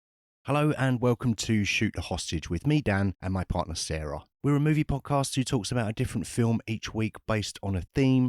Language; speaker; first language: English; native; English